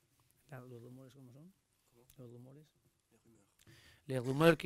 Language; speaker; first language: French; non-native, learner; Spanish